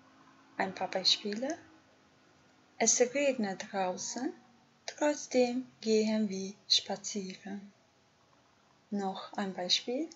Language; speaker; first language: German; non-native, fluent; Albanian